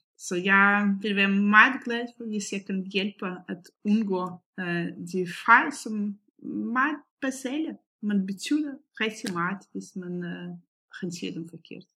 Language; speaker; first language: Danish; non-native, fluent; Russian